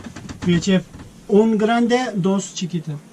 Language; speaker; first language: Spanish; non-native, learner; Turkish